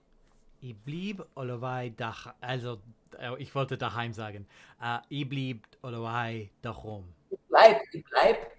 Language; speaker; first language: German; non-native, learner; English